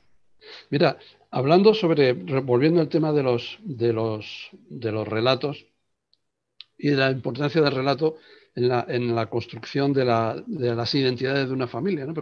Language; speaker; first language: Spanish; native; Spanish